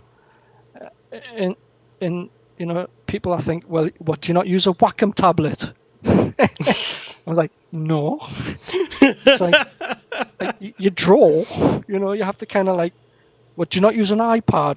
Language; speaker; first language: English; native; English